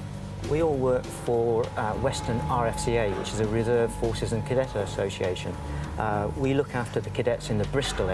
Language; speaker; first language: English; native; English